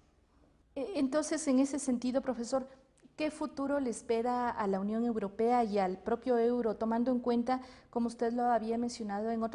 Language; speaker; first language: Spanish; native; Spanish